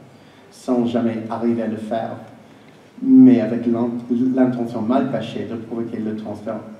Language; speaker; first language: French; non-native, fluent; English